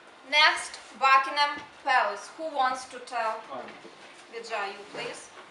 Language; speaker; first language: English; non-native, fluent; Ukrainian